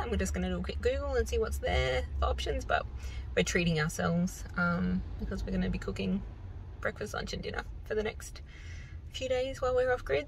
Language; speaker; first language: English; native; English